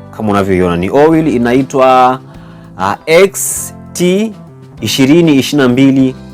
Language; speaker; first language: Swahili; native; Swahili